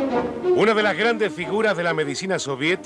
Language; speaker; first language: Spanish; native; Spanish